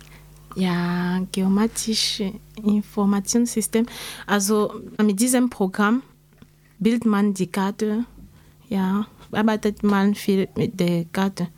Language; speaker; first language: German; non-native, learner; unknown